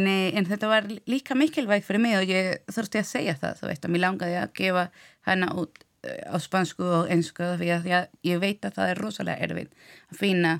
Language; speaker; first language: Icelandic; non-native, learner; Spanish